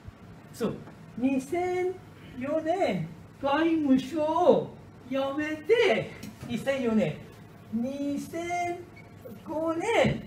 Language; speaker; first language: Japanese; non-native, learner; Persian